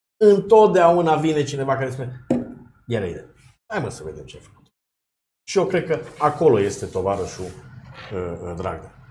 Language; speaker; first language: Romanian; native; Romanian